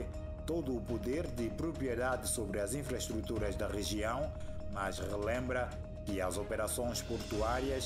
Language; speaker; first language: Portuguese; native; Portuguese